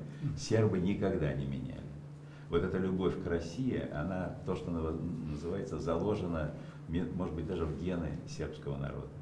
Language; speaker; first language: Russian; native; Russian